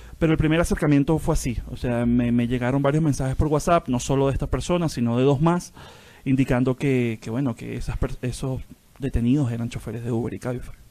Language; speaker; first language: Spanish; native; Spanish